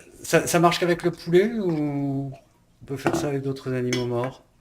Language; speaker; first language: French; native; French